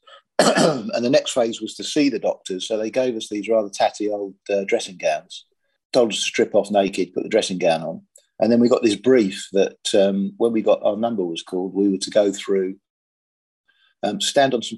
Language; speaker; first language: English; native; English